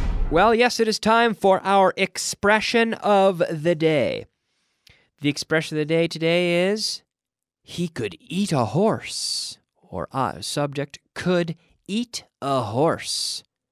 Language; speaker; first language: English; native; English